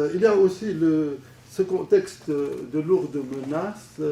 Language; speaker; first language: French; non-native, local second language; Arabic